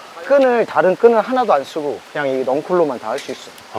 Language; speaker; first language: Korean; native; Korean